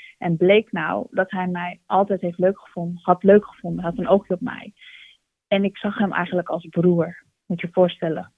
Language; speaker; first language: Dutch; early bilingual, other home language; Turkish